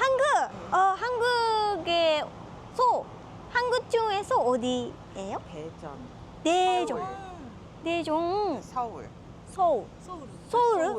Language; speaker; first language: Korean; non-native, learner; Japanese